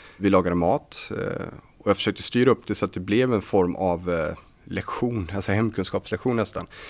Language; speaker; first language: Swedish; native; Swedish